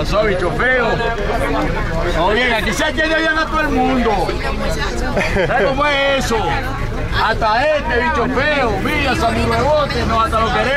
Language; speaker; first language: Spanish; native; Spanish